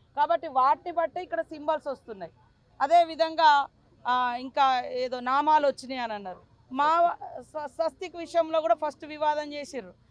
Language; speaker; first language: Telugu; native; Telugu